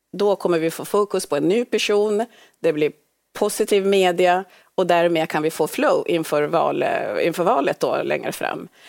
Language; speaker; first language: Swedish; early bilingual, other home language; Swahili